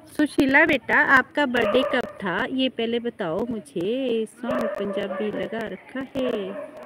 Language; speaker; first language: Hindi; native; Hindi